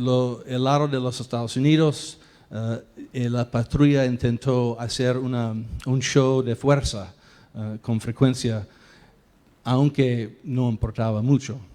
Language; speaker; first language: Spanish; non-native, fluent; English